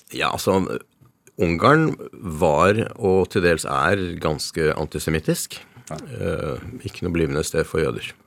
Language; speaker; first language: Norwegian; early bilingual, other home language; Yiddish